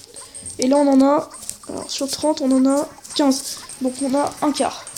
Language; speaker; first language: French; native; French